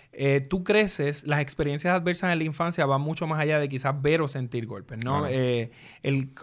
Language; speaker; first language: Spanish; native; Spanish